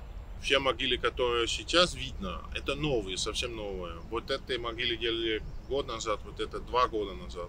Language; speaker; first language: Russian; non-native, fluent; Dutch